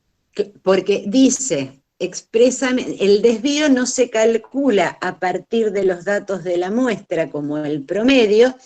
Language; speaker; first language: Spanish; native; Spanish